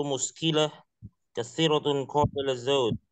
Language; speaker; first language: Arabic; non-native, learner; Indonesian